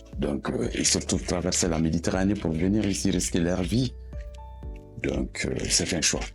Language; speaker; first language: French; non-native, local second language; Bambara